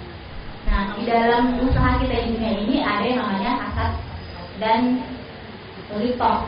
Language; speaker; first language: Indonesian; native; Indonesian